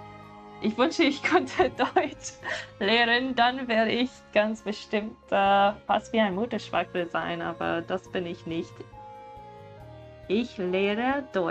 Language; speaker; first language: German; non-native, learner; English